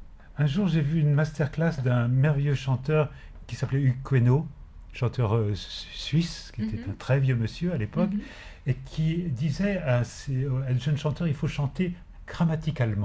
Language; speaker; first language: French; native; French